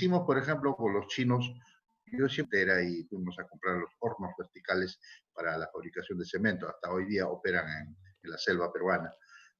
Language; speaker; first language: Spanish; native; Spanish